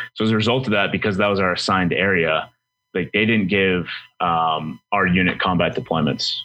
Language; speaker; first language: English; native; English